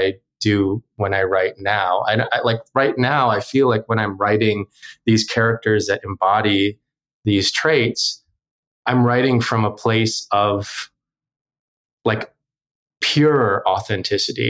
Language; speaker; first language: English; early bilingual, other home language; Korean